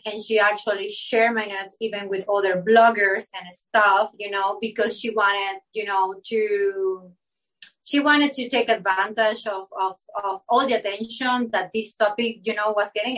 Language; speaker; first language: English; non-native, fluent; Spanish